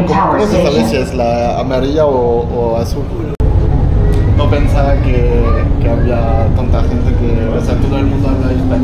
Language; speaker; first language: Spanish; non-native, fluent; French